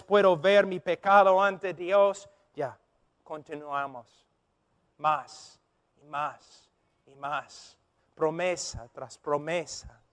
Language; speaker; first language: Spanish; non-native, fluent; English